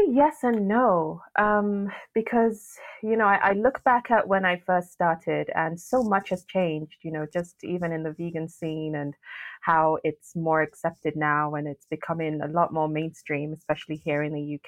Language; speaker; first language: English; non-native, local second language; Yoruba